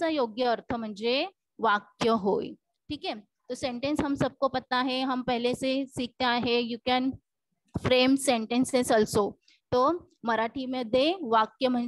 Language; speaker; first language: Hindi; non-native, local second language; Marathi